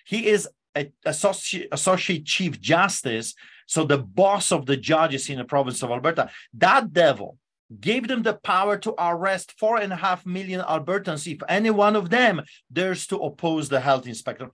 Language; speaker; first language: English; non-native, fluent; Polish